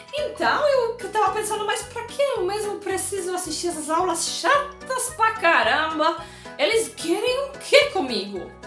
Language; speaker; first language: Portuguese; non-native, fluent; Polish